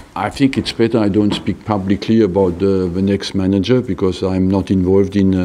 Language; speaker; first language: English; non-native, fluent; French